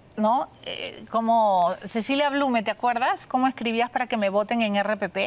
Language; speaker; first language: Spanish; native; Spanish